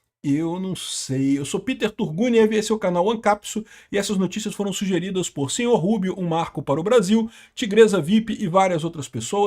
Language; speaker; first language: Portuguese; native; Portuguese